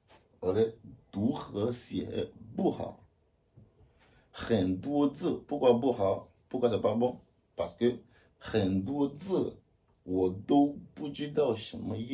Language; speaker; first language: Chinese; non-native, learner; French